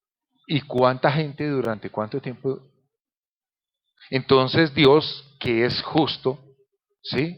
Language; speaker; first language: Spanish; native; Spanish